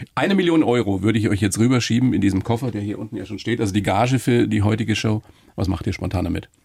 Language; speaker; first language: German; native; German